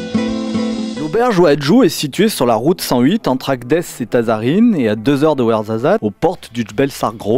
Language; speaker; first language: French; native; French